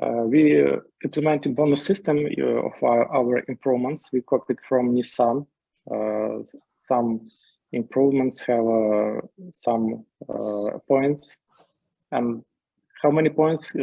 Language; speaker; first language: English; non-native, learner; Ukrainian